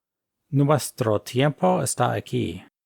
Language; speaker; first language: Spanish; non-native, fluent; English